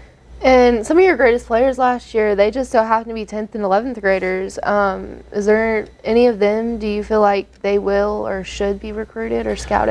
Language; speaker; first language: English; native; English